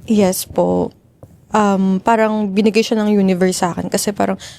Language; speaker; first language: Filipino; native; Filipino